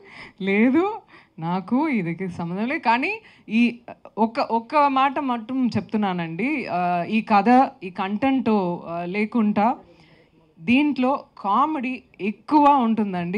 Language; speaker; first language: Telugu; non-native, local second language; Tamil